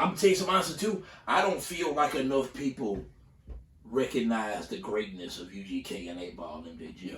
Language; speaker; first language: English; native; English